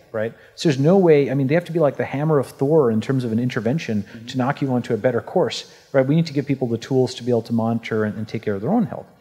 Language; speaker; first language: English; native; English